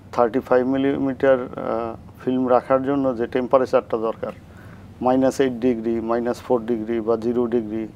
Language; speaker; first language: Bangla; native; Bangla